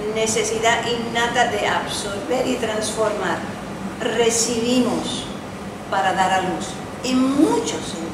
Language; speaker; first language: Spanish; early bilingual, heritage; Spanish